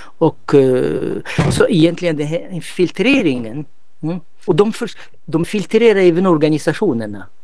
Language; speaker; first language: Swedish; non-native, fluent; Arabic